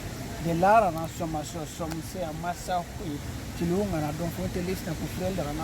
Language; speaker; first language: Swedish; early bilingual, other home language; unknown